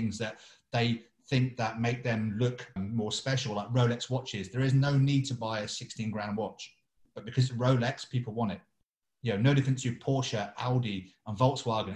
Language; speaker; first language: English; native; English